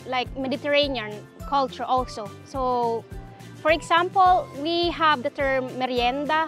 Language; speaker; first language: English; non-native, local second language; Filipino